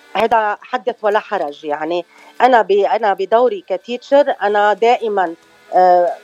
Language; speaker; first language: Arabic; native; Arabic